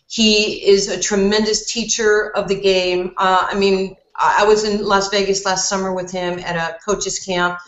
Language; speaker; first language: English; native; English